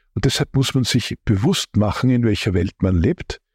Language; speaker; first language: German; native; German